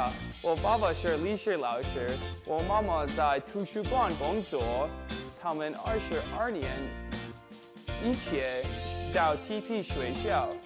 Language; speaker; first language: Chinese; non-native, learner; English